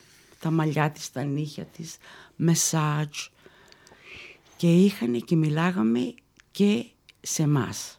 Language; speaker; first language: Greek; early bilingual, heritage; Greek